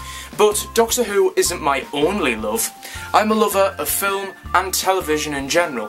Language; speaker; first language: English; native; English